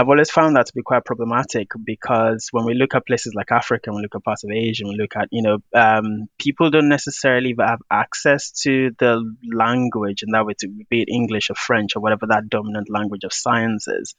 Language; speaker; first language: English; non-native, local second language; Yoruba